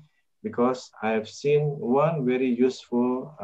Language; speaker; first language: English; non-native, local second language; Indonesian